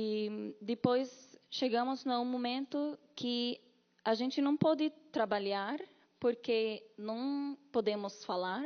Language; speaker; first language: Portuguese; non-native, learner; Arabic